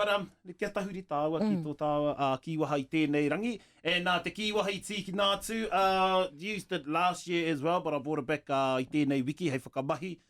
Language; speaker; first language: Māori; non-native, local second language; English